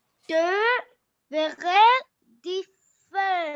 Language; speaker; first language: French; non-native, learner; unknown